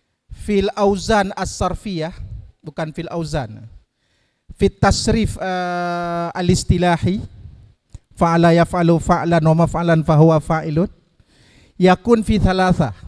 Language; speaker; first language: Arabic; non-native, learner; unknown